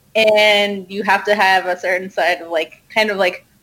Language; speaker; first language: English; early bilingual, other home language; Hindi